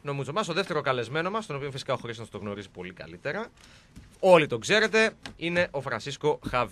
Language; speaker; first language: Greek; native; Greek